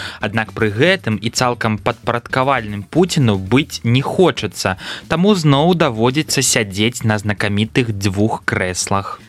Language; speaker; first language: Belarusian; native; Belarusian